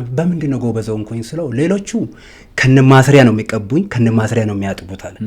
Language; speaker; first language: Amharic; non-native, local second language; Wolaytta